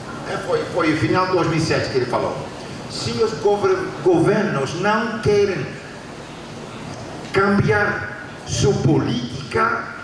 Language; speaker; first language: Portuguese; non-native, fluent; Dutch